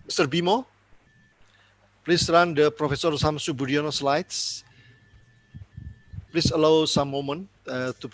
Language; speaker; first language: English; non-native, learner; Indonesian